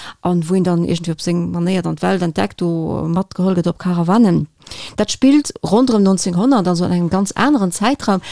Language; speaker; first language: Luxembourgish; native; Luxembourgish